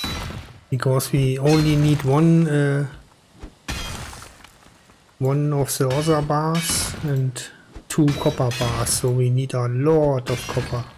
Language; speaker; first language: English; non-native, learner; German